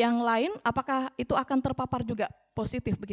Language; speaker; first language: Indonesian; native; Indonesian